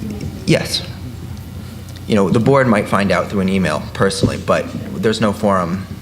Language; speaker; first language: English; native; English